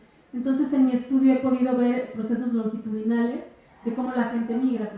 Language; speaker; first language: Spanish; native; Spanish